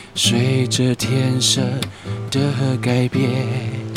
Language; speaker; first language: Chinese; native; Chinese